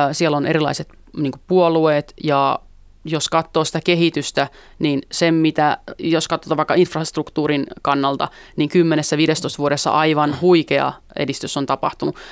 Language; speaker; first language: Finnish; early bilingual, other home language; Kurdish